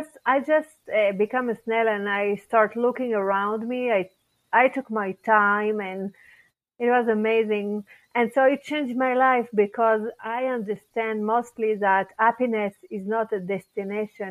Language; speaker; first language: English; non-native, fluent; French